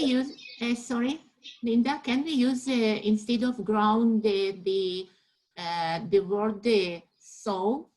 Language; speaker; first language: English; non-native, learner; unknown